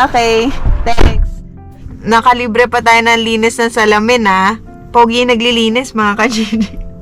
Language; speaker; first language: Filipino; native; Filipino